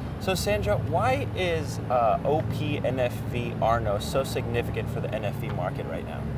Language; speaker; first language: English; native; English